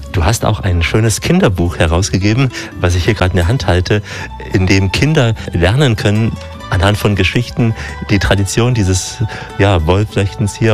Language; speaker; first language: German; native; German